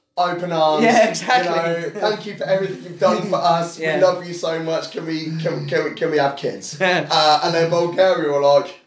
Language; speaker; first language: English; native; English